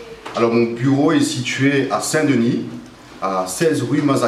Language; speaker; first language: French; native; French